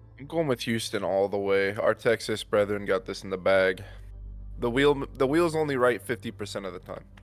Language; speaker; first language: English; native; English